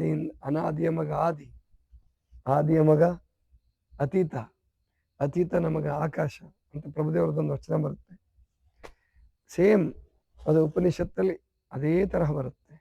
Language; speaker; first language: Kannada; native; Kannada